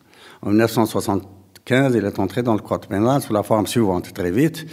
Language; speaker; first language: French; non-native, local second language; Arabic